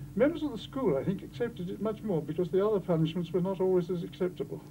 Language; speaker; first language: English; native; English